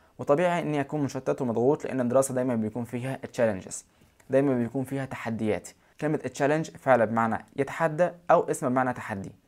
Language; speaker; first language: Arabic; native; Arabic